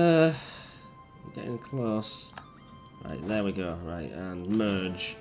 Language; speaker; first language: English; native; English